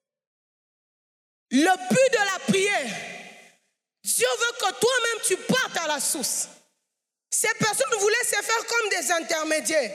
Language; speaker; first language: French; non-native, local second language; Swahili